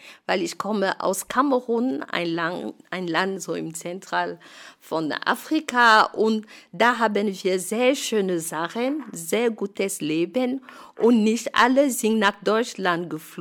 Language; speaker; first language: German; non-native, fluent; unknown